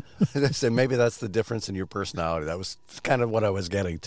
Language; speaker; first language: English; native; English